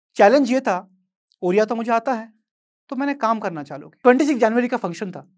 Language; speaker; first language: Hindi; non-native, local second language; Odia